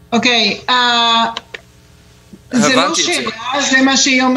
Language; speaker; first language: Hebrew; non-native, fluent; Spanish